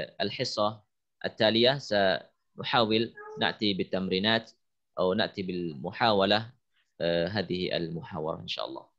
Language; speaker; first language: Arabic; non-native, fluent; Indonesian